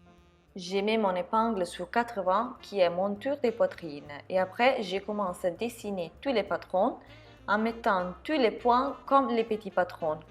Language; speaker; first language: French; non-native, fluent; Italian